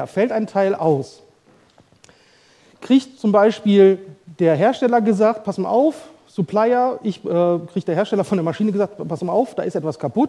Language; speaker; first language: German; native; German